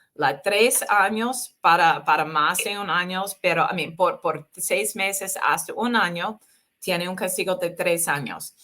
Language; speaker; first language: Spanish; non-native, learner; English